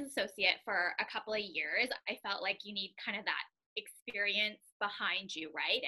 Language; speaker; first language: English; native; English